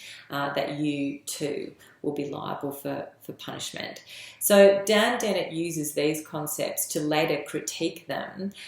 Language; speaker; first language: English; native; English